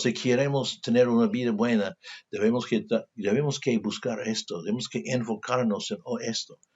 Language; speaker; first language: Spanish; non-native, fluent; English